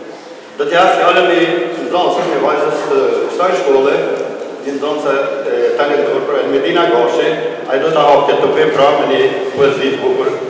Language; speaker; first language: Albanian; native; Albanian